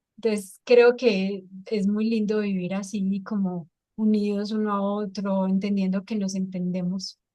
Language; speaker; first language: Spanish; native; Spanish